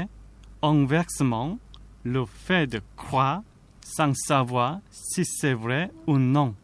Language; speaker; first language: French; non-native, fluent; Korean